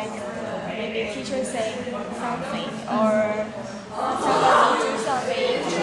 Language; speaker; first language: English; non-native, fluent; Chinese